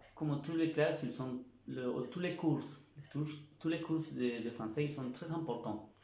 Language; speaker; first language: French; non-native, fluent; Spanish